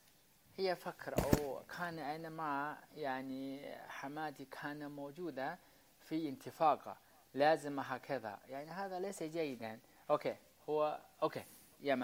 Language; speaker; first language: Arabic; non-native, learner; Chinese